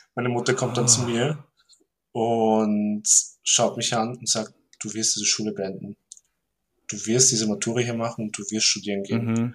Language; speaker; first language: German; early bilingual, other home language; Turkish